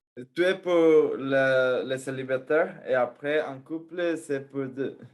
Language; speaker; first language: French; non-native, fluent; Spanish